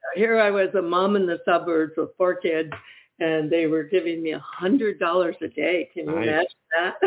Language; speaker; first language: English; native; English